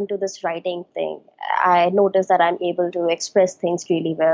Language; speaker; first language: English; non-native, local second language; Hindi